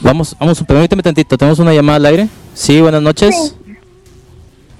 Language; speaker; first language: Spanish; native; Spanish